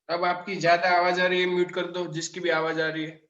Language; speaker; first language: Hindi; non-native, local second language; Gujarati